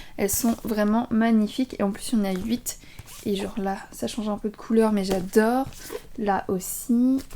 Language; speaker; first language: French; early bilingual, other home language; Vietnamese